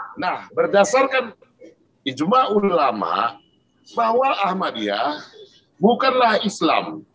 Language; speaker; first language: Indonesian; native; Indonesian